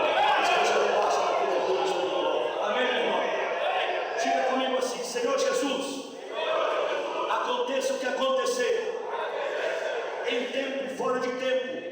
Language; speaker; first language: Portuguese; native; Portuguese